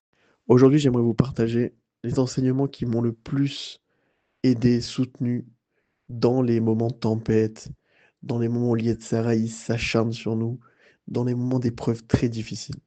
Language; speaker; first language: French; native; French